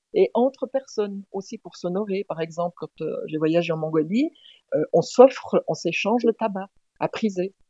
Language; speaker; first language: French; native; French